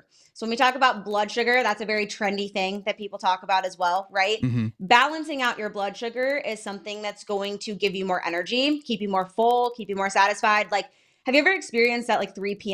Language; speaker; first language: English; native; English